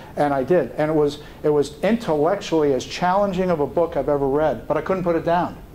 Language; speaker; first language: English; native; English